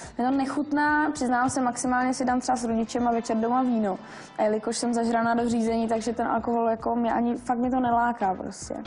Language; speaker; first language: Czech; non-native, local second language; Polish